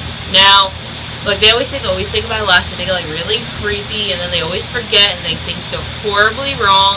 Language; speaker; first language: English; native; English